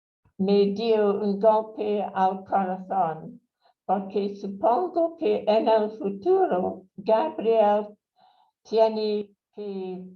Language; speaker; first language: Spanish; non-native, fluent; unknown